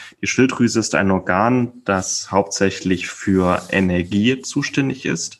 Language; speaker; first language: German; native; German